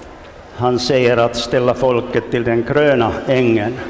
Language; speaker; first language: Swedish; non-native, local second language; Finnish